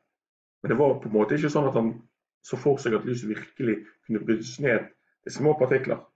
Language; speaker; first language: Norwegian; native; Norwegian